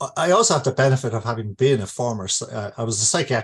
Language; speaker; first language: English; native; English